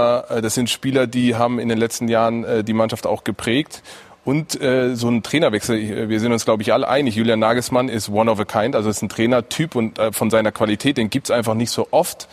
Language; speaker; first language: German; native; German